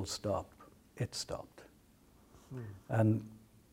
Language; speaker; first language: English; native; English